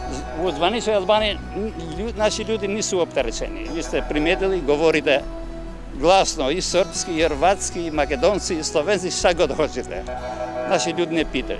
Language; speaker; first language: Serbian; non-native, learner; Albanian